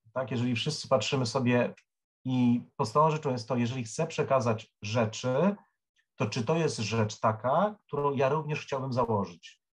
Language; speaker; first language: Polish; native; Polish